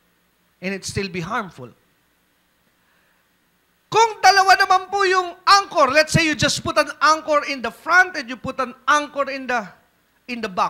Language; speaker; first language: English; non-native, local second language; Filipino